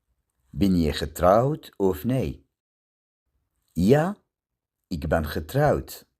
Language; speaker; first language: Dutch; non-native, learner; Kurdish